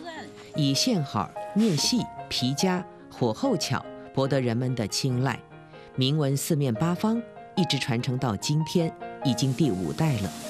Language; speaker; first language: Chinese; native; Chinese